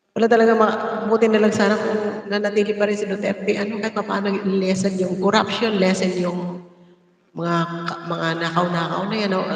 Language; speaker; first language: Filipino; non-native, local second language; Masbatenyo